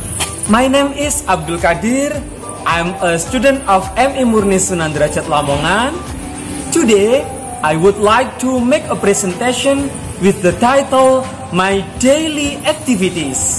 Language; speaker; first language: English; non-native, fluent; Indonesian